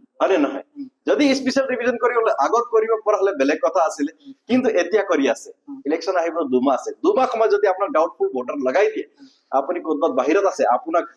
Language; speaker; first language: Assamese; non-native, local second language; Nepali